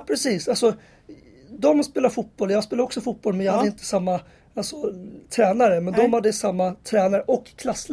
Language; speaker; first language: Swedish; native; Swedish